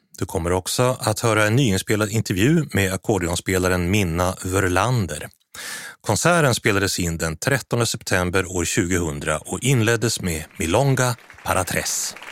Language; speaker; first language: Swedish; native; Swedish